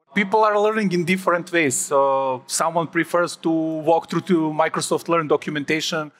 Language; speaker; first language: English; non-native, fluent; Serbian